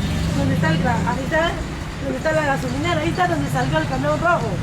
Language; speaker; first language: Spanish; native; Spanish